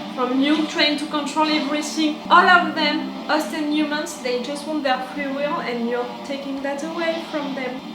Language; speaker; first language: English; non-native, fluent; French